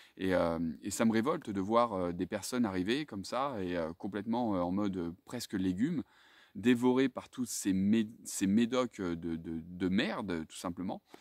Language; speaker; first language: French; native; French